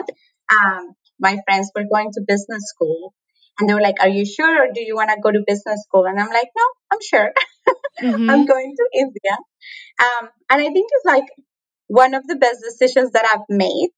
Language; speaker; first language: English; non-native, fluent; Spanish